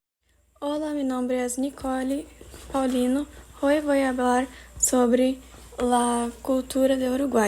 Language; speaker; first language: Spanish; non-native, learner; Portuguese